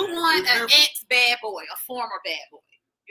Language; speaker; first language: English; native; English